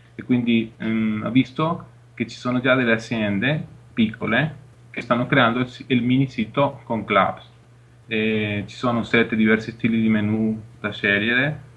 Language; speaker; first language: Italian; non-native, fluent; Spanish